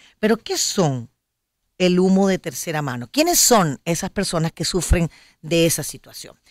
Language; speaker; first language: Spanish; native; Spanish